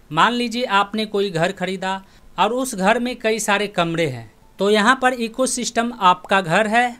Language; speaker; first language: Hindi; native; Hindi